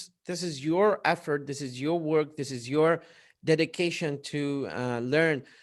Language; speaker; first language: English; non-native, fluent; Arabic